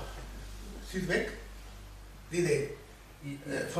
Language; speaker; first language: German; non-native, learner; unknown